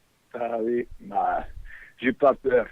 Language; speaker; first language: French; non-native, fluent; Bosnian